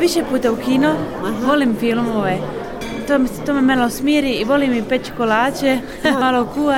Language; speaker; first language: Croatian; early bilingual, heritage; Bosnian